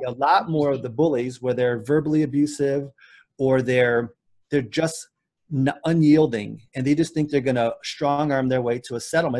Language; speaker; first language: English; native; English